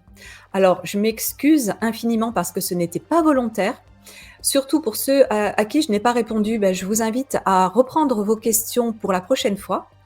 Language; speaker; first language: French; native; French